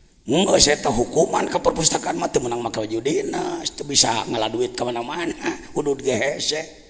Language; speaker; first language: Malay; non-native, local second language; Sundanese